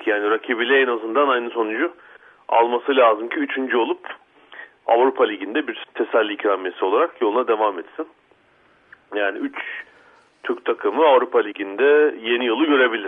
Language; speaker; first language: Turkish; native; Turkish